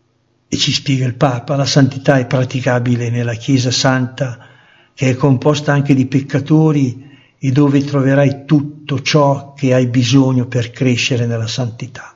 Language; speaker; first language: Italian; native; Italian